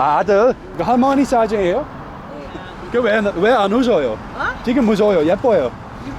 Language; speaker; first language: Korean; non-native, learner; Dutch